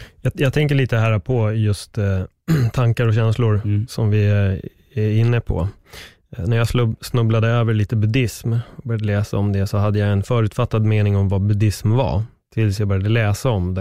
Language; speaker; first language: Swedish; native; Swedish